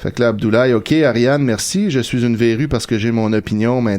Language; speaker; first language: French; native; French